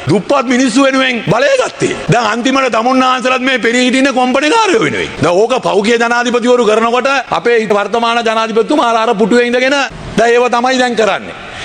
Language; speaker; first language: Sinhala; non-native, local second language; Tamil